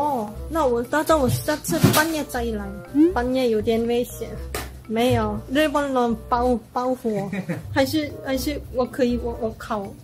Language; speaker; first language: Chinese; non-native, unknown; Korean